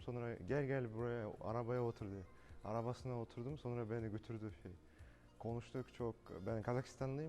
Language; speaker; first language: Turkish; non-native, learner; Kazakh